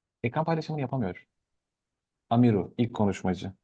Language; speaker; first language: Turkish; native; Turkish